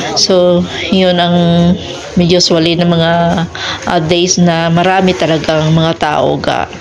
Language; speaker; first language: Filipino; native; Filipino